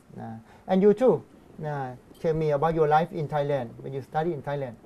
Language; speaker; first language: English; non-native, learner; Thai